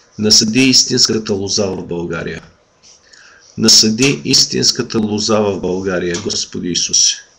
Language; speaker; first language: Bulgarian; native; Bulgarian